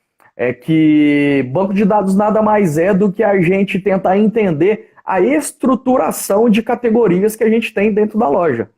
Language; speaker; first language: Portuguese; native; Portuguese